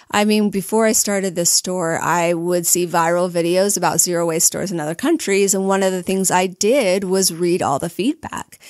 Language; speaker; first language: English; native; English